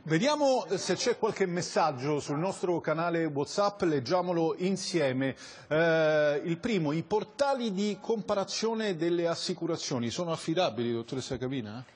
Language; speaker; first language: Italian; native; Italian